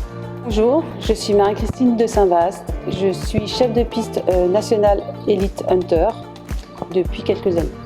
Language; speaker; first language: French; native; French